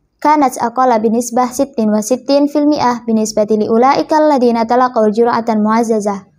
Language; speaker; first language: Arabic; non-native, learner; Indonesian